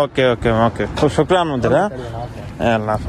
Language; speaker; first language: Arabic; non-native, learner; Bangla